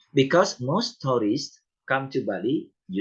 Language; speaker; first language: English; non-native, fluent; Indonesian